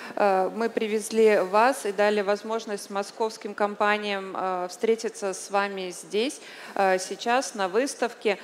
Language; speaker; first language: Russian; native; Russian